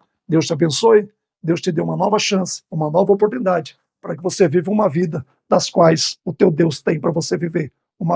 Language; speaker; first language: Portuguese; native; Portuguese